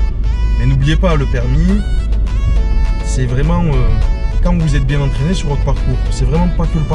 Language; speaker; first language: French; native; French